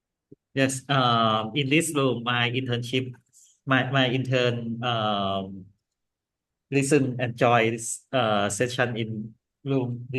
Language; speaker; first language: English; non-native, learner; Thai